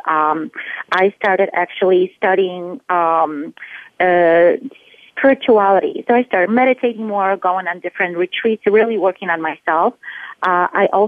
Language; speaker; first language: English; non-native, fluent; Polish